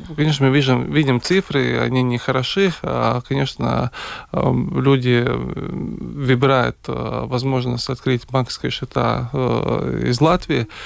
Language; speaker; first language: Russian; non-native, local second language; Latvian